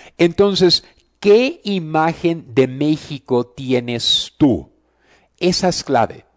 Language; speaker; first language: Spanish; early bilingual, heritage; Spanish